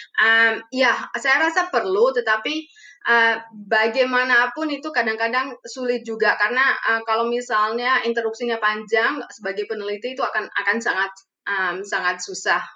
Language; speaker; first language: Indonesian; early bilingual, other home language; Romanian